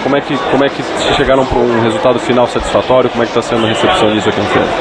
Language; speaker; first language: Portuguese; native; Portuguese